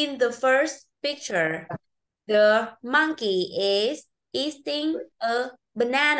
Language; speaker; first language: English; non-native, fluent; Vietnamese